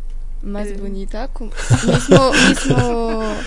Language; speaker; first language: Spanish; non-native, learner; French